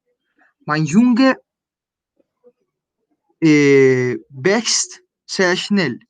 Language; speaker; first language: German; non-native, fluent; Spanish